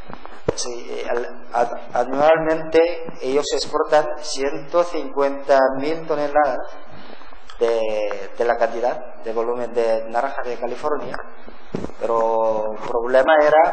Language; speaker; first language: Spanish; non-native, learner; Korean